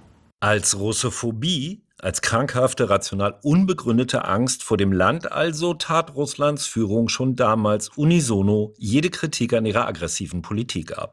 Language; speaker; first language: German; native; German